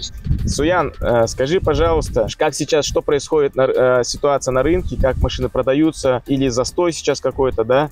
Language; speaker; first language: Russian; native; Russian